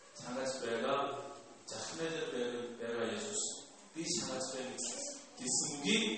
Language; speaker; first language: Mongolian; non-native, fluent; Korean